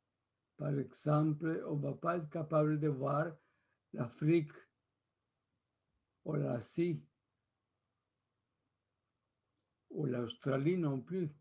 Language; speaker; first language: French; non-native, fluent; Spanish